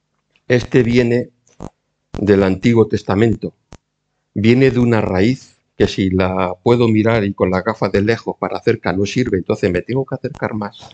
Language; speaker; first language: Spanish; native; Spanish